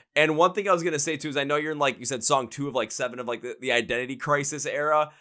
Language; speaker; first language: English; native; English